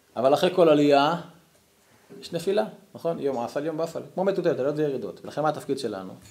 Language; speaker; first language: Hebrew; native; Hebrew